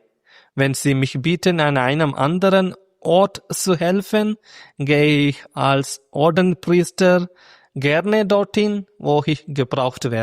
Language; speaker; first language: German; non-native, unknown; Malayalam